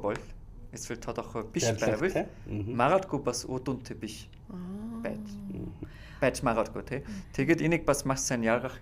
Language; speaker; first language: Mongolian; non-native, fluent; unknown